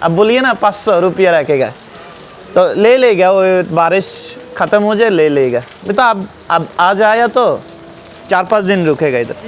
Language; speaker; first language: Hindi; non-native, learner; Bangla